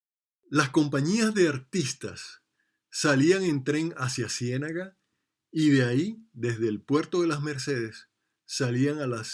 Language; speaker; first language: Spanish; native; Spanish